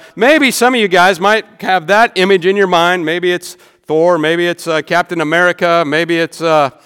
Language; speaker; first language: English; native; English